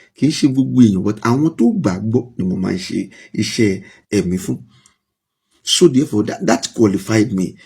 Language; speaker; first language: English; non-native, local second language; Yoruba